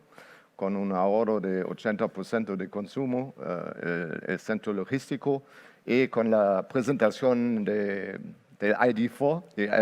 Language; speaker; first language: Spanish; non-native, fluent; Portuguese